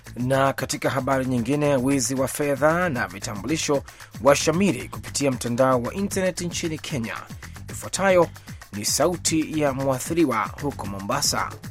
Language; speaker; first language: Swahili; native; Swahili